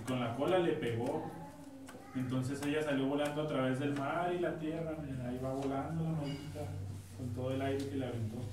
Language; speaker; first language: Spanish; native; Spanish